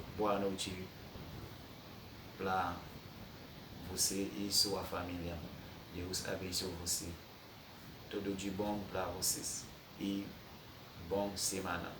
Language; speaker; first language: Portuguese; non-native, fluent; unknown